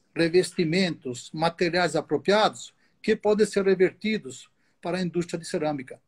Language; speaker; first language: Portuguese; early bilingual, other home language; Italian